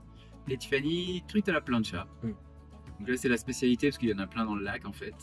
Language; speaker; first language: French; native; French